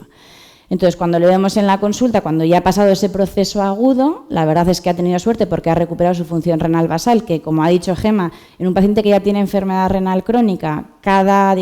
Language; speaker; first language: Spanish; native; Spanish